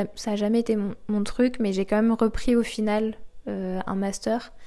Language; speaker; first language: French; native; French